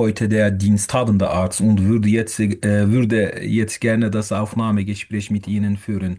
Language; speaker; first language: German; non-native, fluent; Turkish